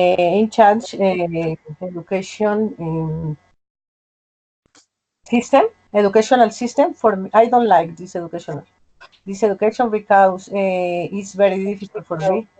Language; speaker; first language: English; non-native, learner; Spanish